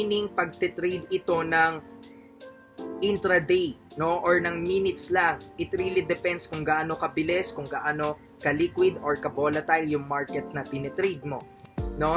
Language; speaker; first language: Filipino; native; Filipino